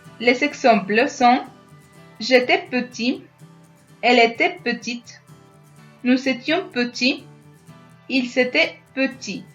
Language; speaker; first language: French; non-native, fluent; Spanish